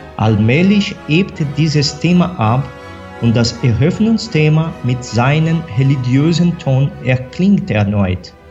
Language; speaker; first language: German; non-native, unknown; Portuguese